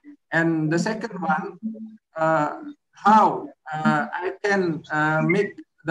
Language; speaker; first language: English; non-native, learner; Indonesian